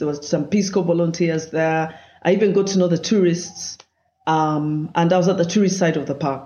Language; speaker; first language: English; non-native, local second language; Ganda